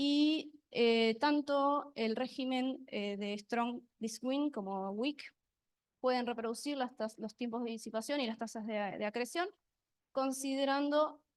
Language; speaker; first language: Spanish; native; Spanish